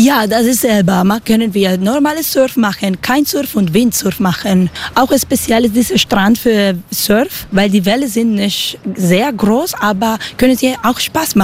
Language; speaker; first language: German; non-native, learner; Spanish